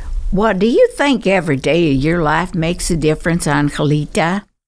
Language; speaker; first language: English; native; English